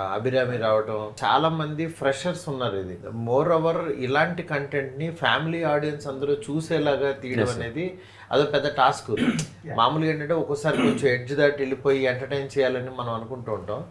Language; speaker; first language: Telugu; native; Telugu